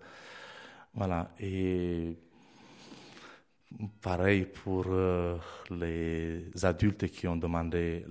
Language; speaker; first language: French; non-native, fluent; Romanian